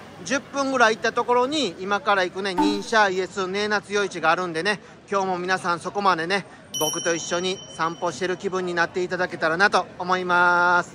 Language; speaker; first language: Japanese; native; Japanese